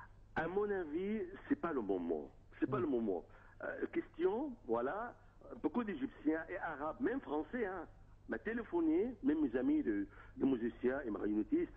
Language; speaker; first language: French; non-native, fluent; Arabic